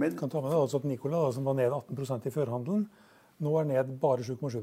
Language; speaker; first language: Norwegian; native; Norwegian